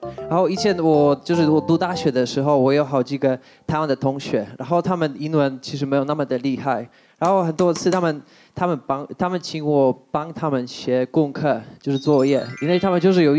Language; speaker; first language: Chinese; non-native, fluent; Polish